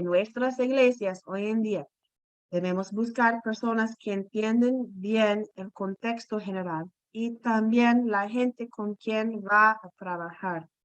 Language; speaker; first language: Spanish; non-native, fluent; English